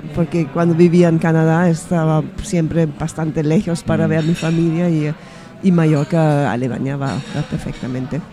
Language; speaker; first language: Spanish; non-native, fluent; German